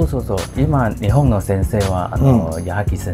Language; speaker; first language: Japanese; non-native, learner; Chinese